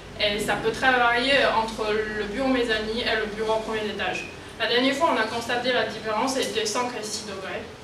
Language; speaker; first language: French; non-native, fluent; Chinese